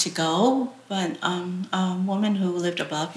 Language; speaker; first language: English; early bilingual, other home language; Chinese